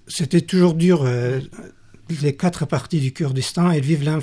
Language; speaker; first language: French; non-native, fluent; Kurdish